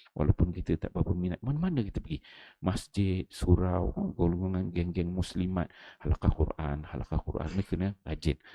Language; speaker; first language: Malay; native; Malay